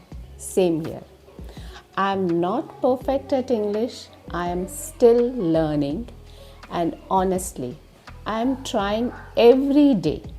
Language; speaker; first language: English; non-native, learner; Hindi